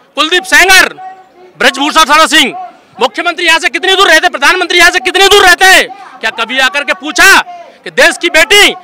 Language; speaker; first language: Hindi; native; Hindi